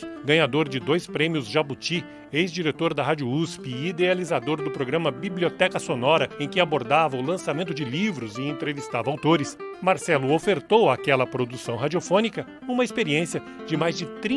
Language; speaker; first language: Portuguese; native; Portuguese